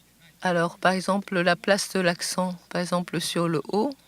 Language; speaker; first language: French; non-native, fluent; Japanese